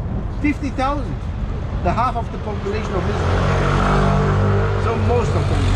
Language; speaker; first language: English; non-native, fluent; Portuguese